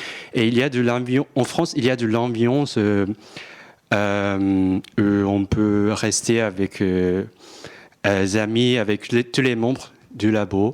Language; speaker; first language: French; non-native, fluent; Japanese